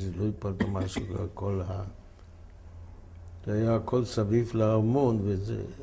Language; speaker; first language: Hebrew; non-native, fluent; German